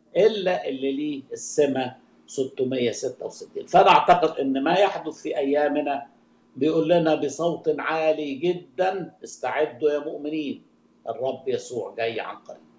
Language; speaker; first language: Arabic; native; Arabic